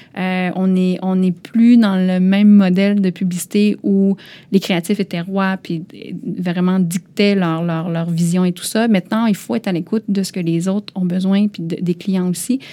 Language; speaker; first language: French; early bilingual, other home language; Lao